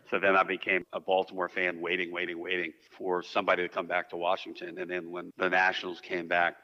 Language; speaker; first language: English; native; English